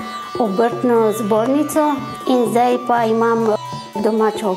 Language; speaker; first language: Slovenian; non-native, fluent; Nepali